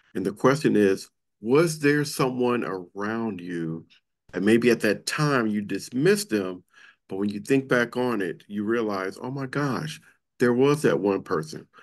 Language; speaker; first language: English; native; English